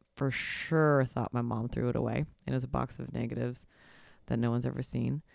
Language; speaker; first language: English; early bilingual, other home language; Polish